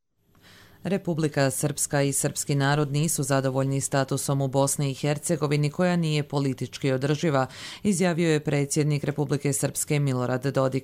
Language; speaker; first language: Serbian; native; Serbian